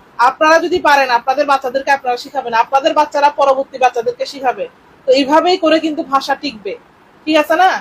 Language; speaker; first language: Bangla; non-native, local second language; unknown